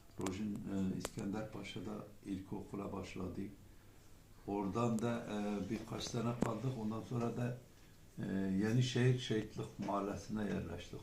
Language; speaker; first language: Turkish; non-native, local second language; Kurdish